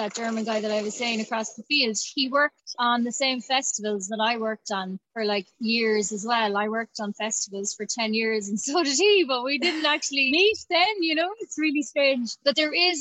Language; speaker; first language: English; native; English